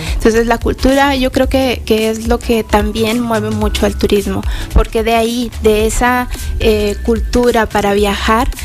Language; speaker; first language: Spanish; native; Spanish